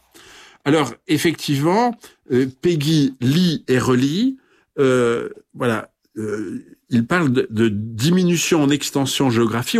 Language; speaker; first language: French; native; French